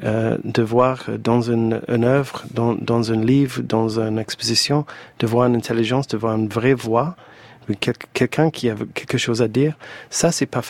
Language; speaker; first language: French; non-native, fluent; English